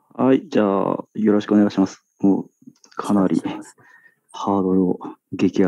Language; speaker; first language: Japanese; native; Japanese